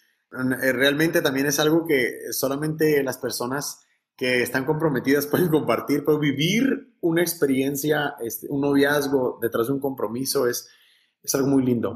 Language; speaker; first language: Spanish; native; Spanish